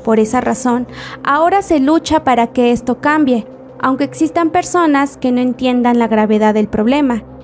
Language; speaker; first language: Spanish; native; Spanish